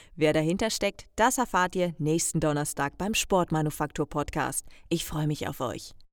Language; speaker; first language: German; native; German